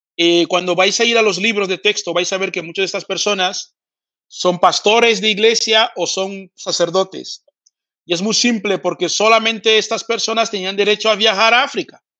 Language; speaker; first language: Spanish; early bilingual, other home language; Fang